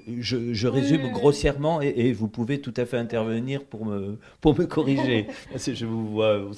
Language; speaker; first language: French; native; French